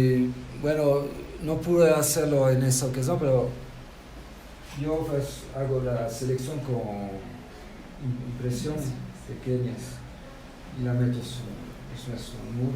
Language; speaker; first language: Spanish; non-native, fluent; French